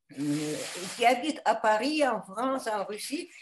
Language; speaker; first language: French; non-native, fluent; Russian